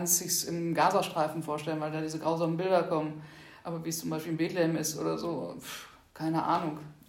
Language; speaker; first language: German; native; German